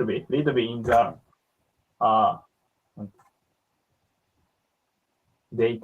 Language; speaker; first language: English; non-native, learner; Japanese